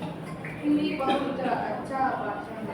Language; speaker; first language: Hindi; non-native, local second language; Telugu